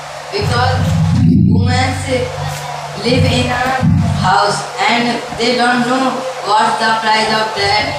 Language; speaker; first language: English; non-native, learner; Hindi